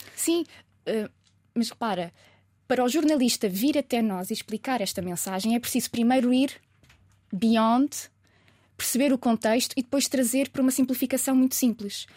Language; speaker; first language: Portuguese; native; Portuguese